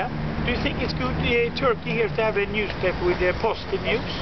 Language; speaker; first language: English; non-native, fluent; Swedish